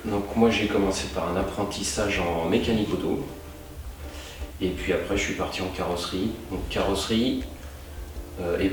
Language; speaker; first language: French; native; French